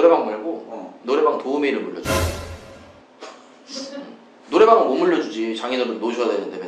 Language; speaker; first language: Korean; native; Korean